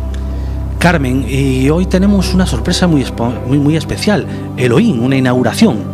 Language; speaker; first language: Spanish; native; Spanish